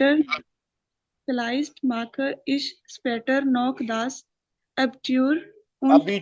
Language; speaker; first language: German; non-native, learner; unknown